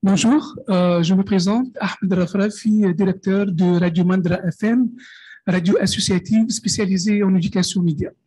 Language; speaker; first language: French; non-native, local second language; Arabic